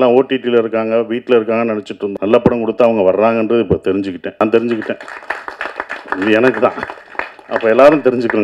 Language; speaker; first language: Tamil; native; Tamil